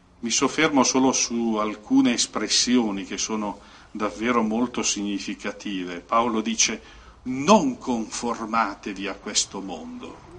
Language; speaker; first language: Italian; native; Italian